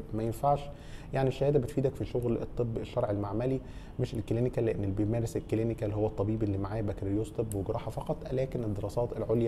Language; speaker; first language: Arabic; native; Arabic